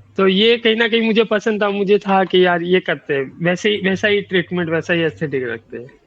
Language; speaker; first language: Hindi; non-native, local second language; Gujarati